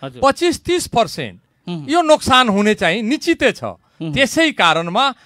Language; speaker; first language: Nepali; non-native, local second language; Bhojpuri